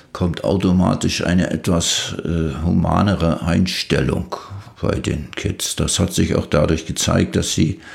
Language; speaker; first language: German; native; German